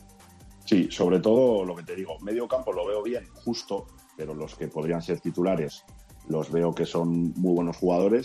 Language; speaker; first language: Spanish; native; Spanish